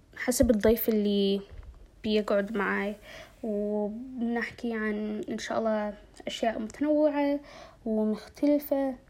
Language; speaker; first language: Arabic; non-native, learner; Somali